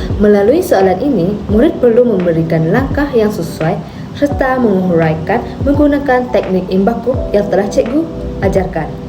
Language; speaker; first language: Malay; non-native, local second language; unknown